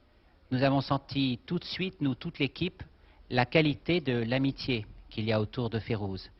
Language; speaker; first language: French; native; French